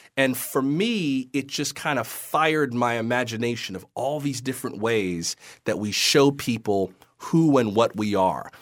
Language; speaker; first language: English; native; English